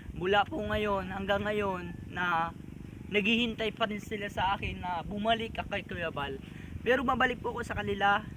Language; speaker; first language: Filipino; non-native, local second language; Bikol